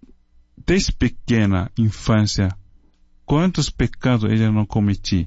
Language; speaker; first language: Portuguese; non-native, fluent; Chinese